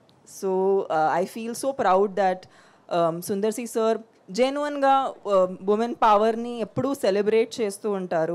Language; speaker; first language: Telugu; non-native, fluent; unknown